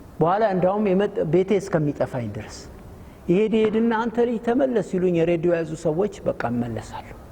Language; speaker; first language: Amharic; non-native, local second language; Sebat Bet Gurage